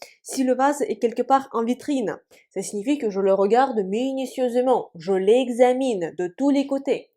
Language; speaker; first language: French; non-native, fluent; Russian